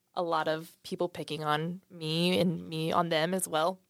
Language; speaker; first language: English; native; English